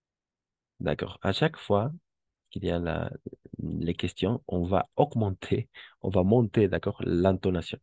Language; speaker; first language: French; non-native, fluent; Spanish